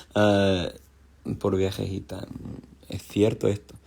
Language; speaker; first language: Spanish; non-native, fluent; English